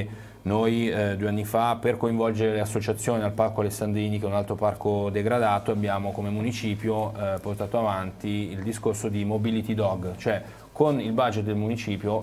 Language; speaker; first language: Italian; native; Italian